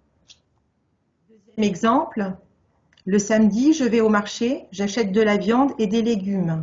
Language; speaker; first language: French; native; French